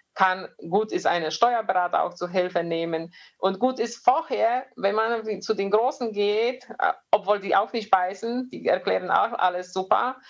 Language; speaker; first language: German; non-native, fluent; Polish